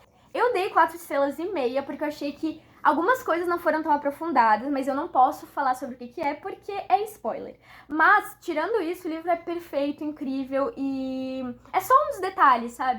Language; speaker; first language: Portuguese; native; Portuguese